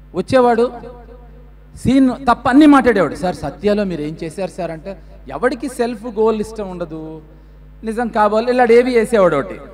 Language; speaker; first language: Telugu; native; Telugu